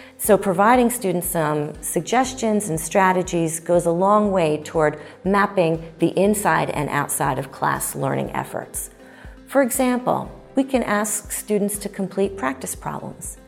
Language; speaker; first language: English; native; English